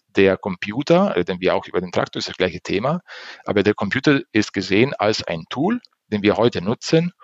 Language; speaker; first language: German; non-native, fluent; Italian